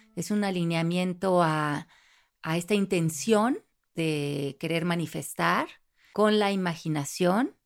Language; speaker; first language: Spanish; native; Spanish